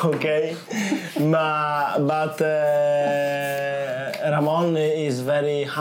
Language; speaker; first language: English; non-native, learner; Italian